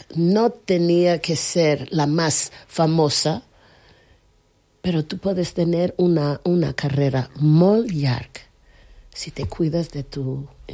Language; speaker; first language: Spanish; non-native, fluent; English